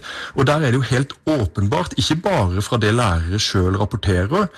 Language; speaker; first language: Norwegian; native; Norwegian